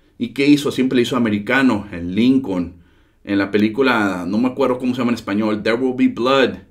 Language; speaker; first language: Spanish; early bilingual, heritage; Spanish